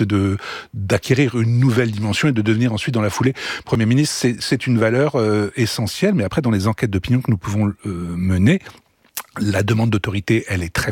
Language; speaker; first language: French; native; French